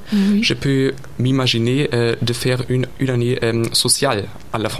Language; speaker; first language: French; non-native, learner; German